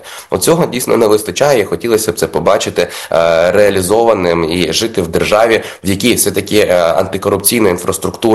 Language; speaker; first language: Ukrainian; native; Ukrainian